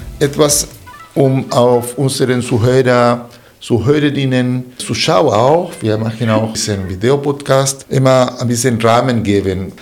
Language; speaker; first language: German; non-native, fluent; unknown